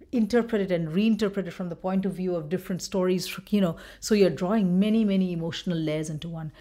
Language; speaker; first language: English; non-native, local second language; Bangla